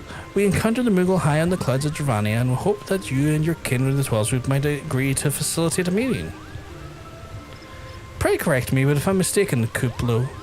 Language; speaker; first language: English; native; English